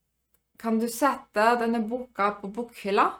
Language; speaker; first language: Norwegian; non-native, fluent; Polish